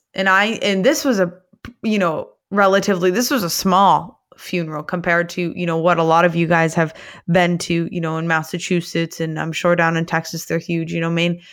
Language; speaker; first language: English; native; English